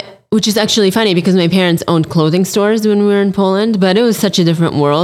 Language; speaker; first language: English; early bilingual, other home language; Polish